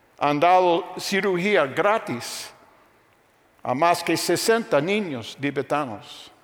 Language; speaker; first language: Spanish; non-native, fluent; English